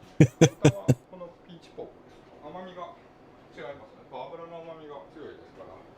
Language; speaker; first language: Japanese; native; Japanese